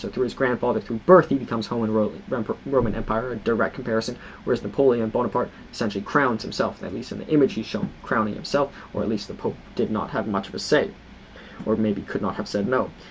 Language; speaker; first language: English; native; English